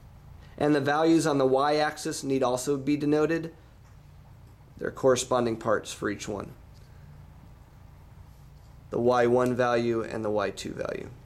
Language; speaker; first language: English; native; English